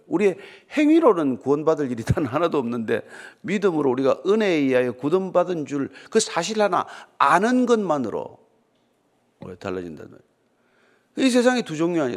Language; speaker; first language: Korean; native; Korean